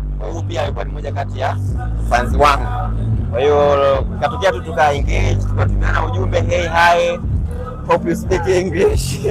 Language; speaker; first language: Swahili; native; Swahili